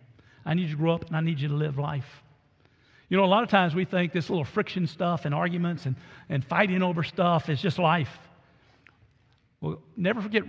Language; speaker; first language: English; native; English